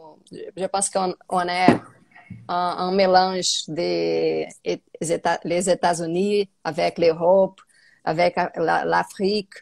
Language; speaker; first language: French; non-native, learner; Portuguese